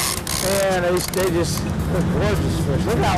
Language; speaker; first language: English; native; English